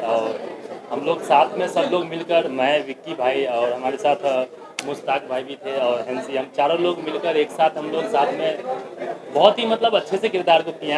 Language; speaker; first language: Hindi; native; Hindi